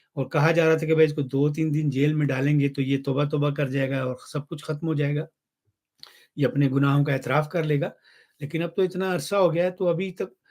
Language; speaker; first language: Urdu; non-native, local second language; Punjabi